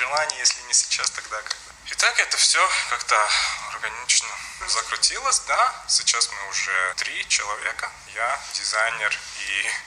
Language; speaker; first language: Russian; non-native, local second language; Latvian